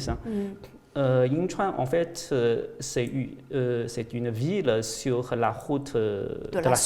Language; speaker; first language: French; non-native, fluent; Chinese